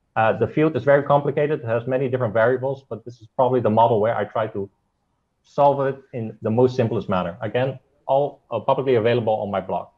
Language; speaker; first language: English; non-native, fluent; Dutch